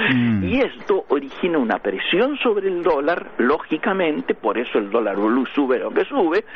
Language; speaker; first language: Spanish; native; Spanish